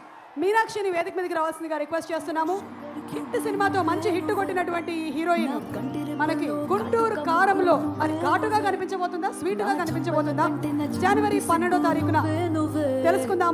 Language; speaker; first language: Telugu; native; Telugu